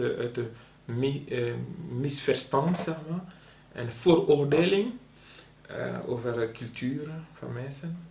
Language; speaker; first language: Dutch; non-native, local second language; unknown